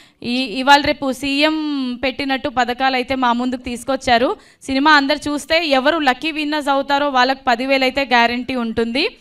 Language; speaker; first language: Telugu; native; Telugu